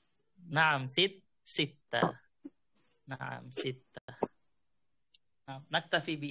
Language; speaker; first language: Arabic; non-native, fluent; Indonesian